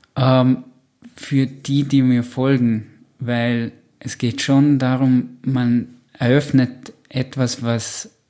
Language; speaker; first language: German; native; German